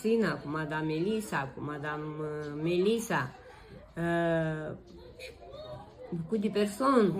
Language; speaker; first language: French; non-native, learner; Romanian